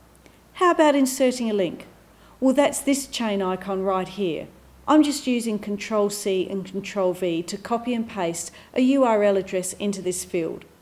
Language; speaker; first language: English; native; English